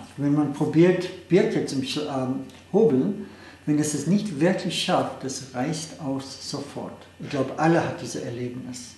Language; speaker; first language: German; non-native, fluent; English